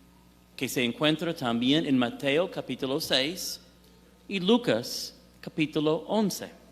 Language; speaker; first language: Spanish; non-native, fluent; English